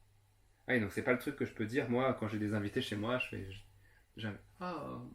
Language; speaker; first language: French; native; French